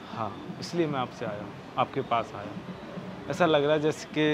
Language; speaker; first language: Hindi; native; Hindi